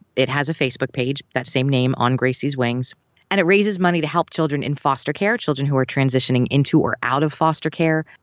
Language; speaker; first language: English; native; English